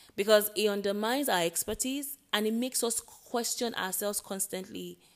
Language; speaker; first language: English; non-native, local second language; Yoruba